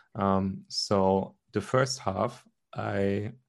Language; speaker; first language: English; non-native, fluent; German